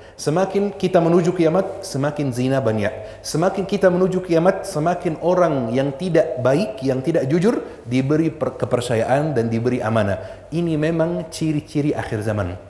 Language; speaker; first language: Indonesian; non-native, fluent; Arabic